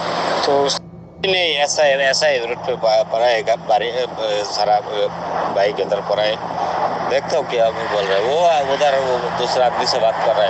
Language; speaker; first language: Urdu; non-native, local second language; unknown